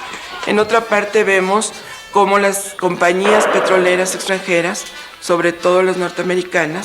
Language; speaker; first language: Spanish; native; Spanish